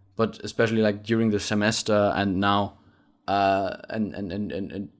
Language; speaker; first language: English; non-native, fluent; German